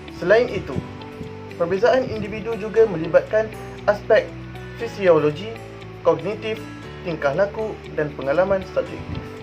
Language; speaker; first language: Malay; native; Malay